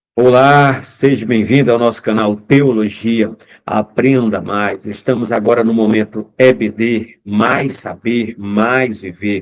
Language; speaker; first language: Portuguese; native; Portuguese